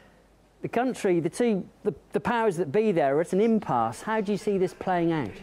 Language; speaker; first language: English; native; English